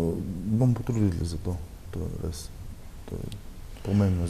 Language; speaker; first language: Slovenian; non-native, learner; Russian